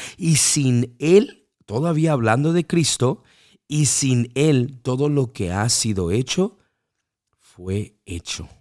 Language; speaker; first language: Spanish; early bilingual, heritage; Spanish